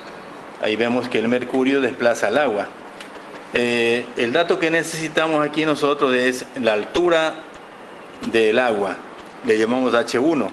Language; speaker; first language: Spanish; native; Spanish